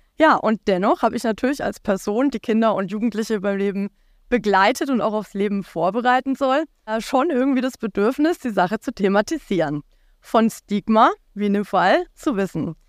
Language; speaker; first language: German; native; German